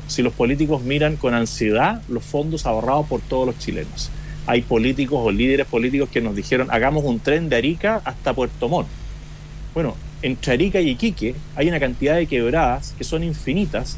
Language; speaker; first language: Spanish; native; Spanish